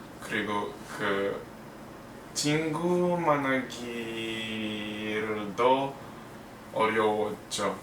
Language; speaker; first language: Korean; non-native, learner; Indonesian